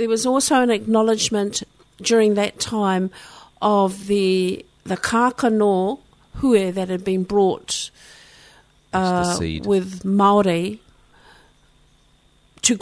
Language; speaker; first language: English; native; English